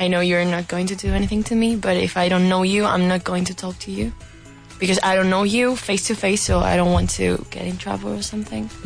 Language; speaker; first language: English; non-native, learner; Spanish